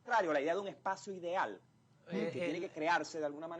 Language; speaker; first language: Spanish; native; Spanish